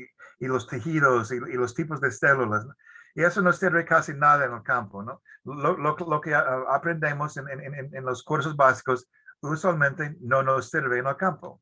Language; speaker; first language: Spanish; non-native, fluent; English